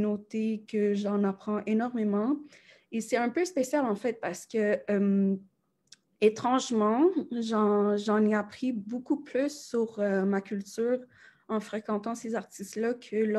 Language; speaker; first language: French; native; French